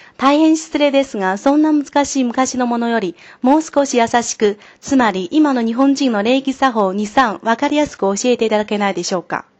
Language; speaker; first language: Japanese; non-native, fluent; Chinese